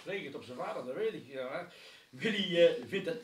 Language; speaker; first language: Dutch; native; Dutch